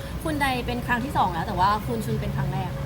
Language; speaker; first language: Thai; native; Thai